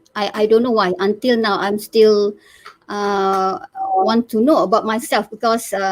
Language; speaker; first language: English; non-native, learner; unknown